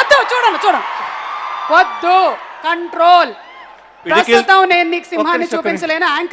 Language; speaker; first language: Telugu; native; Telugu